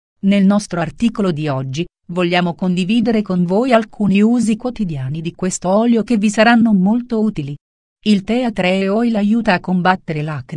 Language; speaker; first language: Italian; native; Italian